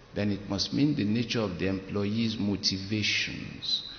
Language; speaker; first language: English; non-native, local second language; Yoruba